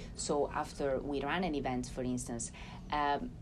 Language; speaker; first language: English; non-native, fluent; Italian